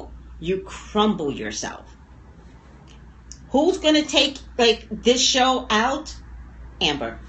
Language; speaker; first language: English; native; English